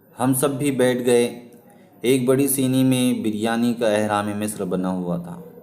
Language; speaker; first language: Urdu; native; Urdu